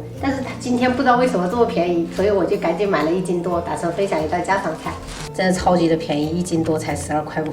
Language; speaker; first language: Chinese; native; Chinese